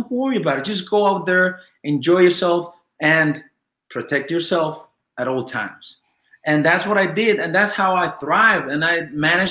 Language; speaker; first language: English; non-native, fluent; Spanish